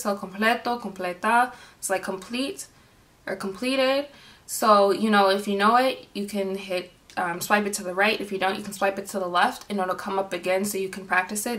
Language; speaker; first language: English; native; English